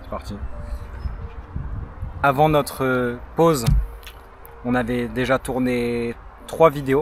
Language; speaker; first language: French; native; French